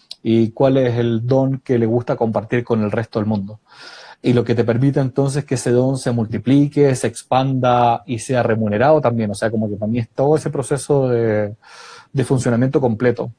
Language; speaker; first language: Spanish; native; Spanish